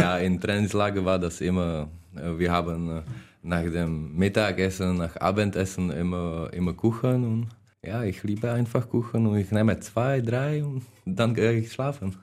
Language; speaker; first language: German; non-native, learner; Czech